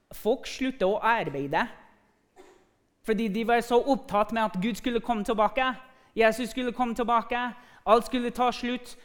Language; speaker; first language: Norwegian; non-native, fluent; English